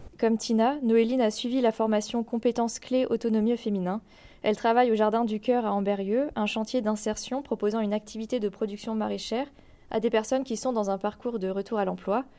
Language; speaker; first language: French; native; French